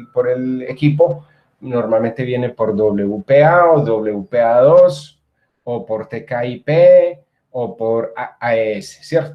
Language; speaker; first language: Spanish; native; Spanish